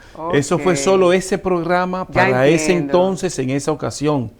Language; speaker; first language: Spanish; native; Spanish